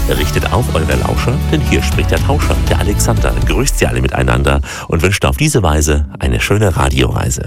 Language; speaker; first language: German; native; German